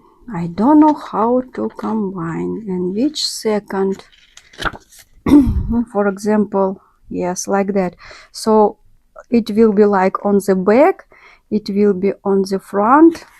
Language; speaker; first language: English; non-native, learner; Russian